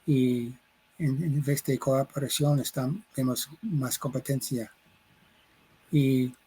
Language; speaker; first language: Spanish; non-native, fluent; English